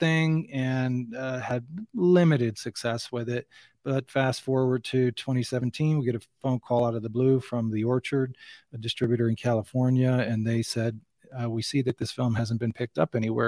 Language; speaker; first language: English; native; English